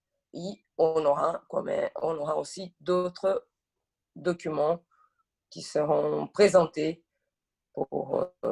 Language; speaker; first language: French; non-native, fluent; Portuguese